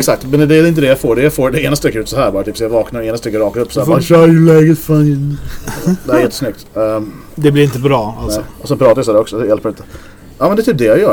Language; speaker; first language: Swedish; native; Swedish